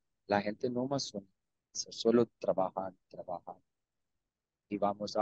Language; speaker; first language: Spanish; non-native, learner; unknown